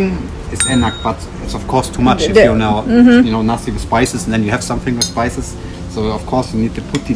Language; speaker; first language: English; non-native, fluent; German